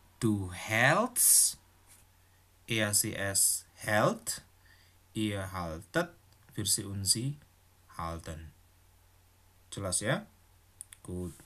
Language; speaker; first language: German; non-native, fluent; Indonesian